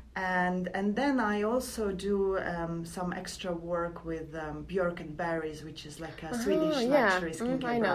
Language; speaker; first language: English; non-native, fluent; Latvian